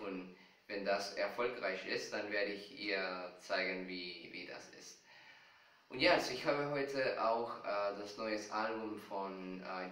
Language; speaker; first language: German; non-native, fluent; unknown